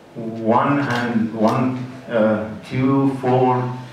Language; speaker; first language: English; non-native, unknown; Persian